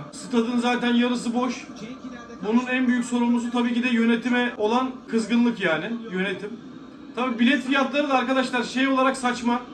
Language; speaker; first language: Turkish; native; Turkish